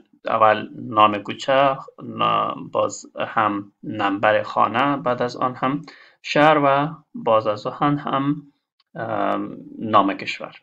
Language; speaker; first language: Persian; non-native, local second language; Pashto